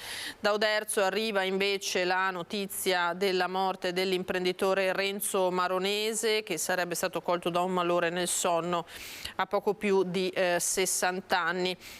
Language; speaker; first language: Italian; native; Italian